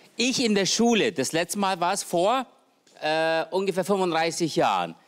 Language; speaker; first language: German; early bilingual, other home language; Turkish